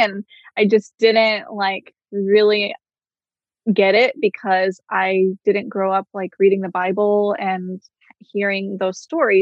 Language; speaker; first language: English; native; English